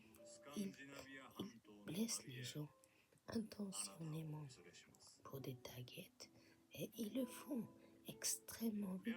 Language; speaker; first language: French; non-native, fluent; Japanese